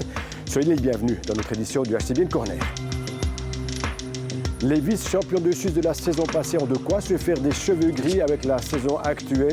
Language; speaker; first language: French; native; French